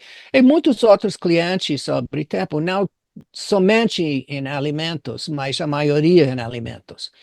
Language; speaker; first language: Portuguese; non-native, fluent; English